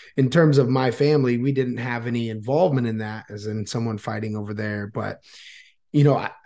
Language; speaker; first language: English; native; English